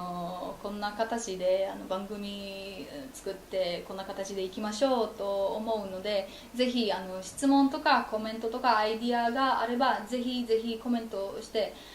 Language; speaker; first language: Japanese; non-native, fluent; Polish